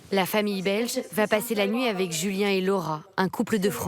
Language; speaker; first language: French; native; French